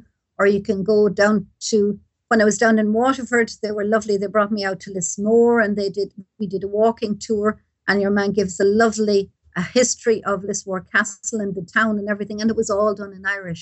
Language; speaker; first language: English; native; English